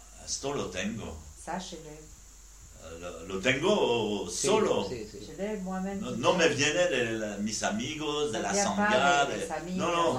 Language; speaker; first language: Spanish; non-native, learner; French